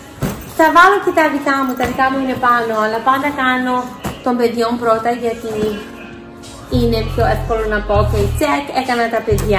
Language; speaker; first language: Greek; early bilingual, heritage; English